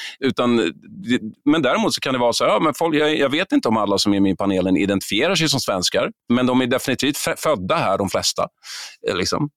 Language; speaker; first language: Swedish; native; Swedish